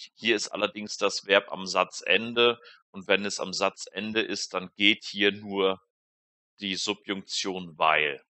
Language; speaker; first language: German; native; German